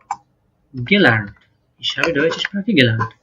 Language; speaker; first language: German; non-native, learner; Bangla